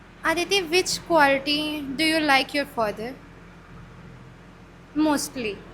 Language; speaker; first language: English; non-native, learner; Hindi